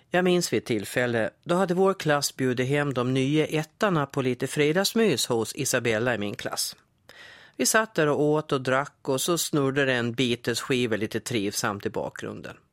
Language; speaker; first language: Swedish; native; Swedish